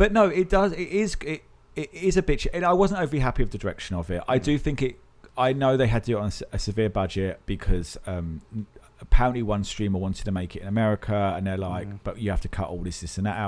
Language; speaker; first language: English; native; English